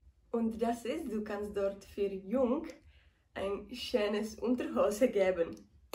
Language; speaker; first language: German; non-native, learner; Czech